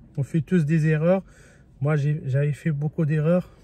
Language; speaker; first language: French; early bilingual, other home language; Spanish